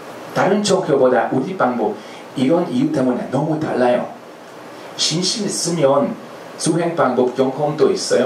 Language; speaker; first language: Korean; non-native, fluent; Hungarian